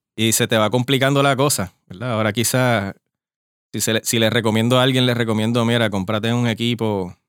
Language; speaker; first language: Spanish; native; Spanish